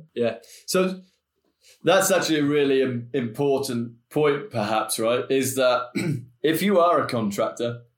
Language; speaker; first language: English; native; English